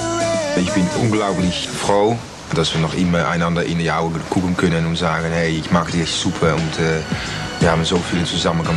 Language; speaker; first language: German; non-native, fluent; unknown